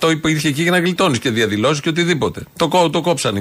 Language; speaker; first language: Greek; native; Greek